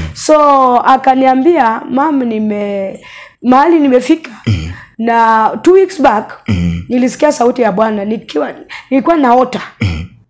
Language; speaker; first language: Swahili; non-native, local second language; Luo (Kenya and Tanzania)